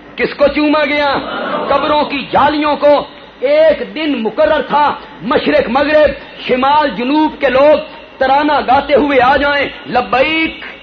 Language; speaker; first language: Urdu; non-native, local second language; Punjabi